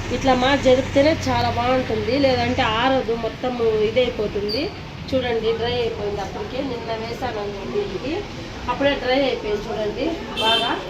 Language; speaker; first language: Telugu; non-native, local second language; Urdu